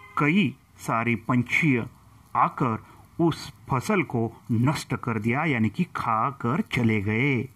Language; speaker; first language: Hindi; non-native, local second language; Marathi